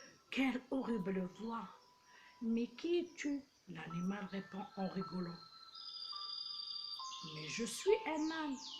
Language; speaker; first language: French; non-native, local second language; Arabic